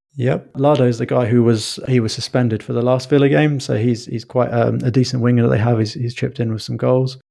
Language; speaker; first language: English; native; English